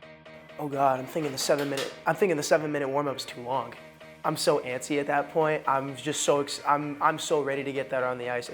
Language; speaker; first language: English; native; English